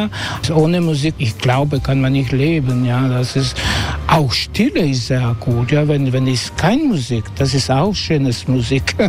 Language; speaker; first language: German; non-native, learner; Croatian